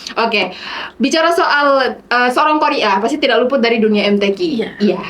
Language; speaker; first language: Indonesian; native; Indonesian